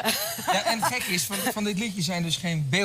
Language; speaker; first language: Dutch; native; Dutch